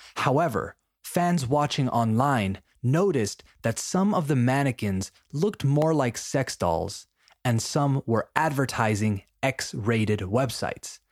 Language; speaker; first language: English; non-native, fluent; Spanish